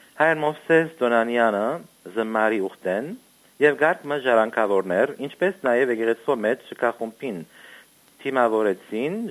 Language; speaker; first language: Armenian; early bilingual, heritage; Armenian